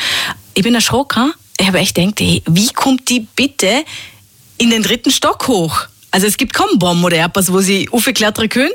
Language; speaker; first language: German; native; German